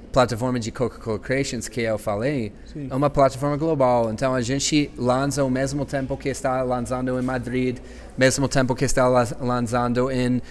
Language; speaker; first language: Portuguese; non-native, fluent; English